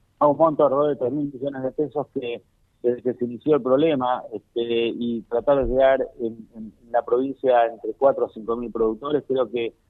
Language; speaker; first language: Spanish; native; Spanish